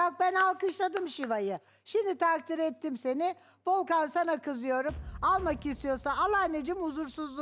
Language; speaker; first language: Turkish; native; Turkish